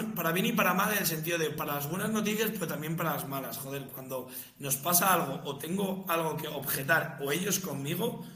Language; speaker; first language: Spanish; native; Spanish